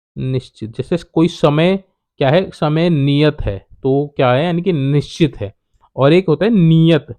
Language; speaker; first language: Hindi; native; Hindi